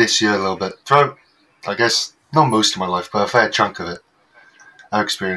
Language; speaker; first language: English; native; English